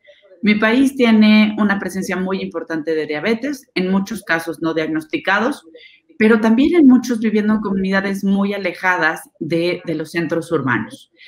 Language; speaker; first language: Spanish; native; Spanish